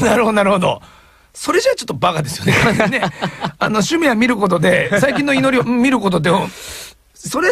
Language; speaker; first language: Japanese; native; Japanese